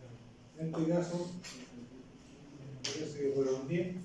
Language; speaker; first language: Spanish; native; Spanish